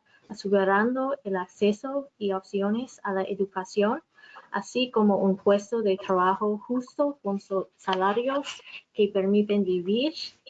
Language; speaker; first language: Spanish; non-native, fluent; English